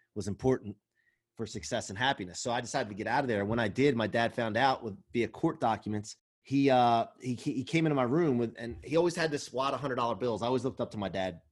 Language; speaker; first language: English; native; English